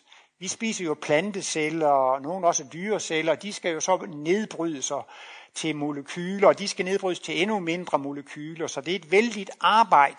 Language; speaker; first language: Danish; native; Danish